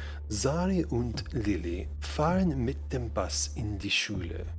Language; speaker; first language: German; non-native, learner; English